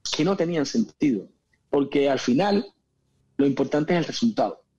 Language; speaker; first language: Spanish; native; Spanish